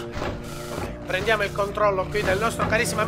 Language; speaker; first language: Italian; native; Italian